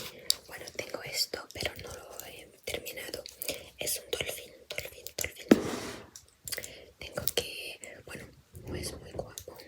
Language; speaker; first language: Spanish; non-native, fluent; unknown